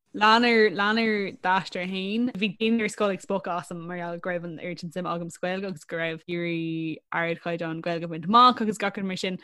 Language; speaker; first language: Irish; non-native, local second language; English